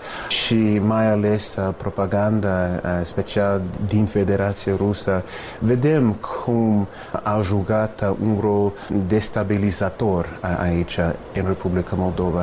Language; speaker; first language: Romanian; non-native, fluent; English